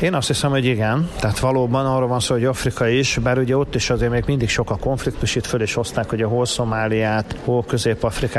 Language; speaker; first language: Hungarian; native; Hungarian